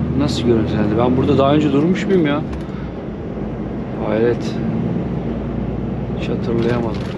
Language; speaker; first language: Turkish; native; Turkish